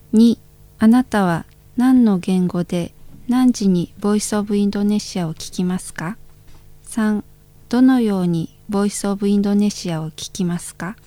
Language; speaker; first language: Japanese; non-native, fluent; Indonesian